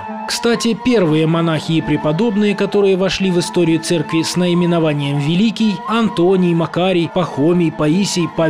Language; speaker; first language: Russian; native; Russian